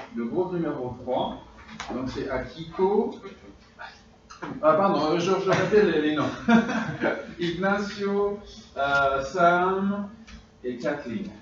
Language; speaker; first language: French; non-native, fluent; English